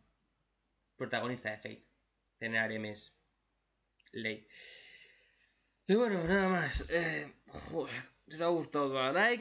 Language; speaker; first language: Spanish; native; Spanish